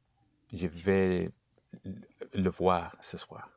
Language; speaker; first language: French; non-native, learner; English